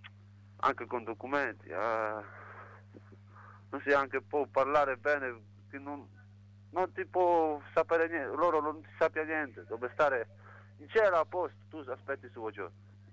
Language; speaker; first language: Italian; non-native, learner; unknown